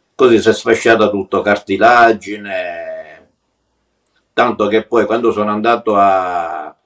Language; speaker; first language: Italian; native; Italian